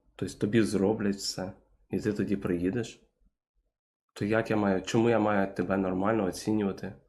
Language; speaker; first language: Ukrainian; native; Ukrainian